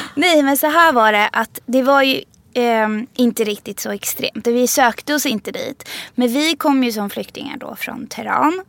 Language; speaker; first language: Swedish; early bilingual, other home language; Persian